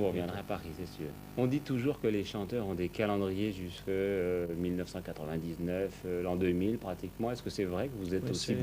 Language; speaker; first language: French; native; French